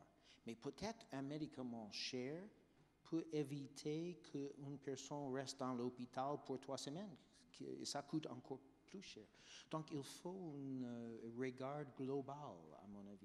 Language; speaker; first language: French; non-native, fluent; English